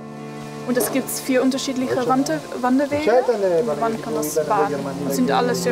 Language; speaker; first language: German; non-native, fluent; Dutch